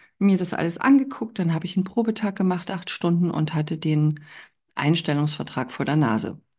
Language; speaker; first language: German; native; German